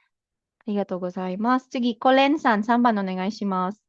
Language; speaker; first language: Japanese; non-native, fluent; Filipino